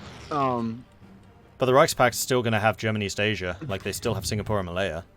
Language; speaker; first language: English; native; English